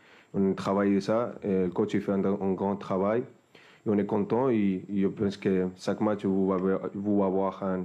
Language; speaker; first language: French; non-native, fluent; Spanish